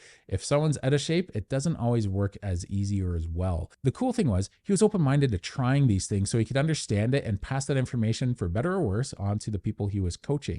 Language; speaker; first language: English; native; English